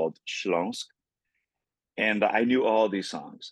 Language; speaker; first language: English; non-native, fluent; Portuguese